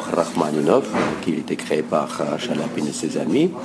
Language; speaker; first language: French; non-native, fluent; Russian